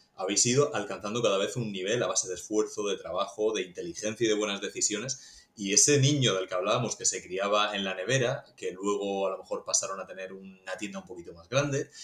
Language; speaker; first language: Spanish; native; Spanish